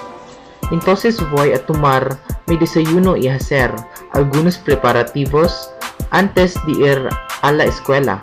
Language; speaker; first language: Spanish; non-native, learner; Waray